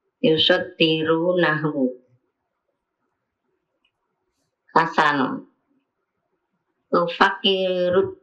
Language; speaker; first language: Arabic; non-native, learner; Indonesian